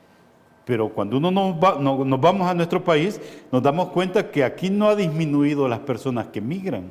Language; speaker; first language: Spanish; native; Spanish